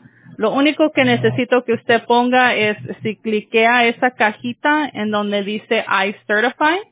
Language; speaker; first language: Spanish; early bilingual, heritage; Spanish